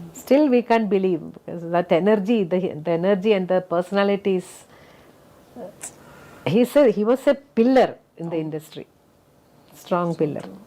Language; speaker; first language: Telugu; non-native, fluent; Malayalam